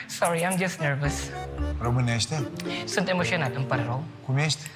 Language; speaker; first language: English; non-native, local second language; Filipino